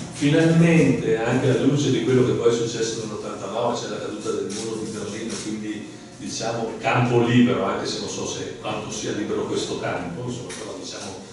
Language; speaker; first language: Italian; native; Italian